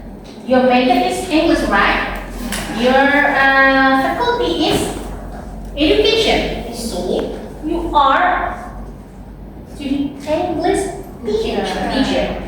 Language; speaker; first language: English; non-native, fluent; Indonesian